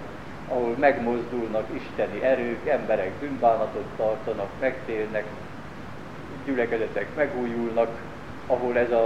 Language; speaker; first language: Hungarian; native; Hungarian